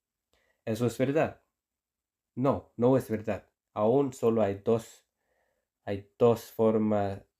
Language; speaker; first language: Spanish; non-native, fluent; Icelandic